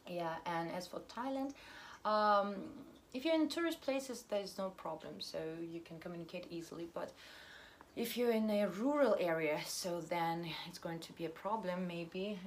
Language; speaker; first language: English; non-native, fluent; Russian